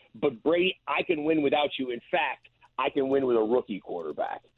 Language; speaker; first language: English; native; English